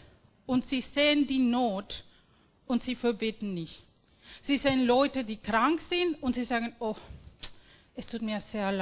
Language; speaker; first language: German; non-native, fluent; Spanish